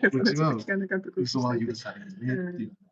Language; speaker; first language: Japanese; native; Japanese